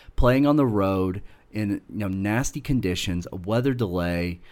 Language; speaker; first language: English; native; English